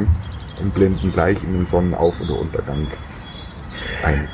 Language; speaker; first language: German; native; German